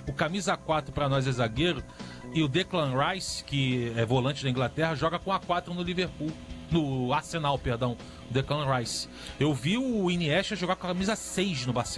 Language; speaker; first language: Portuguese; native; Portuguese